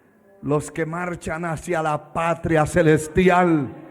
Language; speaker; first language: Spanish; native; Spanish